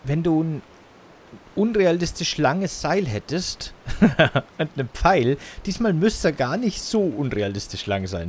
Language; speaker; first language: German; native; German